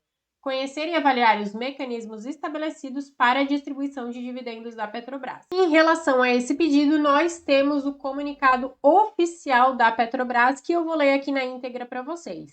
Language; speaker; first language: Portuguese; native; Portuguese